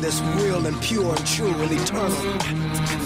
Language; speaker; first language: English; non-native, local second language; Akan